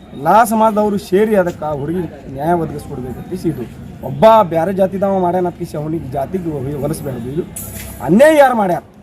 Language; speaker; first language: Kannada; non-native, local second language; Lambadi